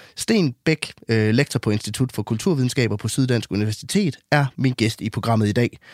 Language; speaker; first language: Danish; native; Danish